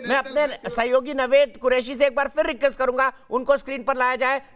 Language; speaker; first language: Hindi; native; Hindi